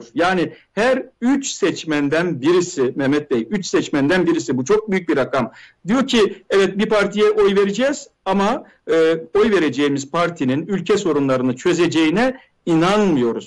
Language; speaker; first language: Turkish; native; Turkish